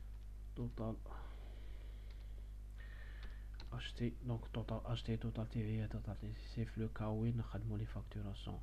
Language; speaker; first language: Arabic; native; Arabic